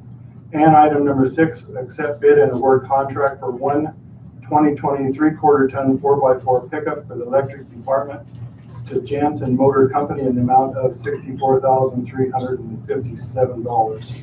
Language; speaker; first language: English; native; English